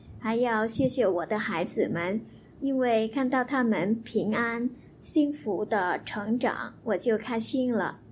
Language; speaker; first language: Chinese; non-native, learner; Vietnamese